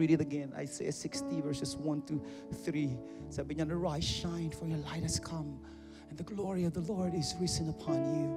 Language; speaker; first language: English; non-native, local second language; Filipino